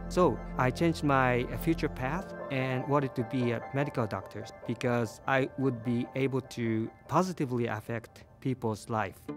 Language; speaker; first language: English; non-native, fluent; Japanese